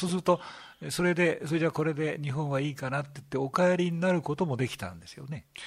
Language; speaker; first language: Japanese; native; Japanese